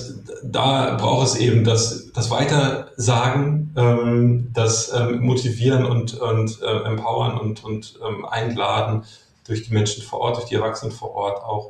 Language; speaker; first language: German; native; German